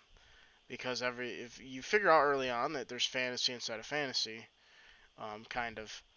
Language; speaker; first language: English; native; English